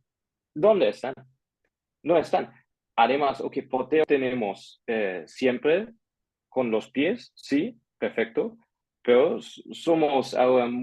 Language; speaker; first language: Spanish; non-native, fluent; German